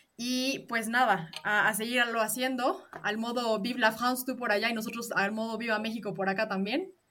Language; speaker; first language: Spanish; native; Spanish